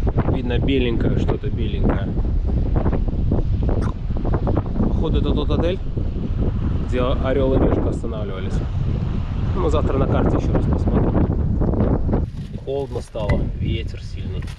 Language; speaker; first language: Russian; native; Russian